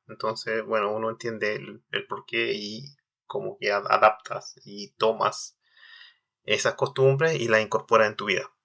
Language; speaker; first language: Spanish; native; Spanish